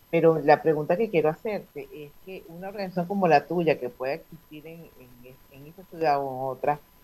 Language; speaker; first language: Spanish; native; Spanish